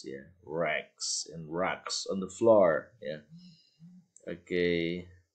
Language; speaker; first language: English; non-native, fluent; Indonesian